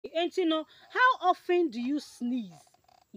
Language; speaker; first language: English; non-native, learner; Akan